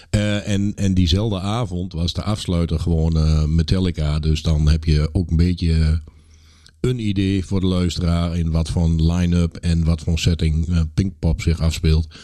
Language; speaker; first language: Dutch; native; Dutch